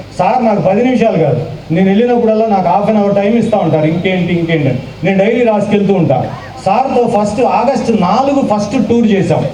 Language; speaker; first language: Telugu; native; Telugu